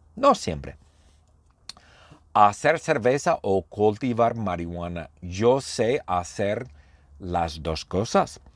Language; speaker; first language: Spanish; non-native, fluent; English